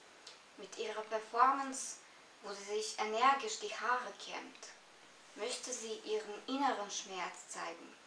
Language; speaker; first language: German; non-native, fluent; Serbian